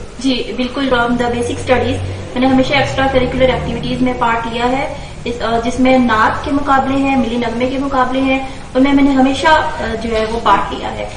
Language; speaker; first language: Urdu; native; Urdu